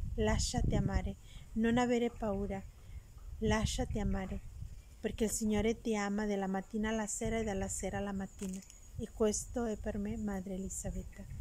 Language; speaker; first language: Italian; non-native, learner; Spanish